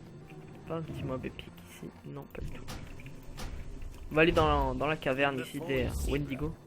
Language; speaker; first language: French; native; French